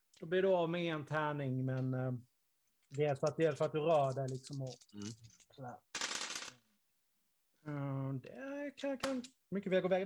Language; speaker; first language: Swedish; native; Swedish